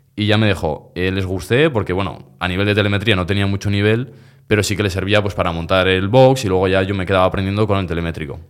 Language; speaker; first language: Spanish; native; Spanish